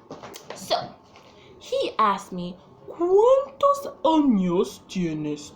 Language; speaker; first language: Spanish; non-native, fluent; English